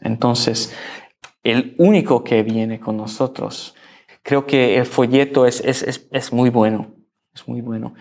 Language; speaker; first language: Spanish; non-native, learner; Hungarian